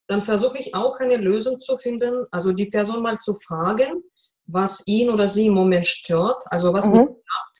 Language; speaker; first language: German; non-native, fluent; Russian